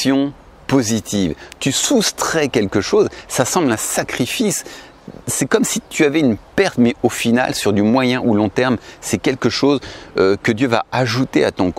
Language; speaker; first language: French; native; French